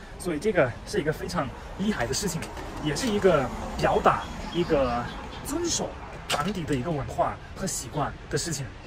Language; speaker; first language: Chinese; non-native, fluent; German